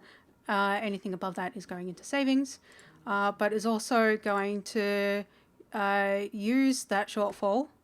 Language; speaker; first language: English; native; English